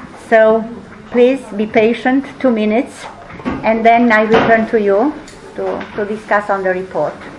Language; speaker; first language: English; non-native, fluent; Romanian